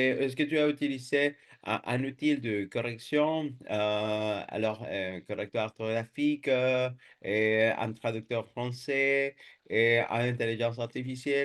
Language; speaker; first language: French; non-native, fluent; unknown